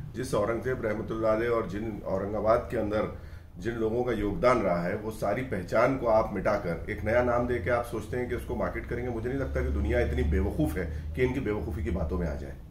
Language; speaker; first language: Hindi; non-native, local second language; Urdu